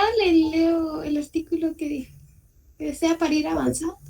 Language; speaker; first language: Spanish; native; Spanish